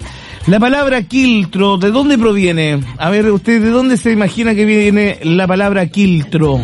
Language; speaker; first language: Spanish; native; Spanish